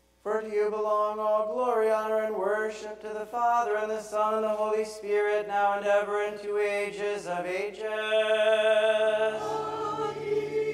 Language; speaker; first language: English; native; English